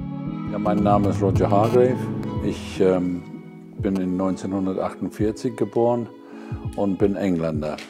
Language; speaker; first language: German; non-native, fluent; English